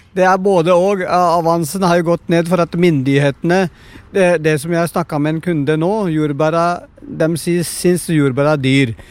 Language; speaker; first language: Norwegian; non-native, fluent; Punjabi